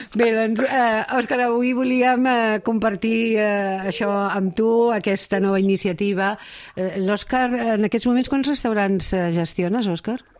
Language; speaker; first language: Catalan; native; Catalan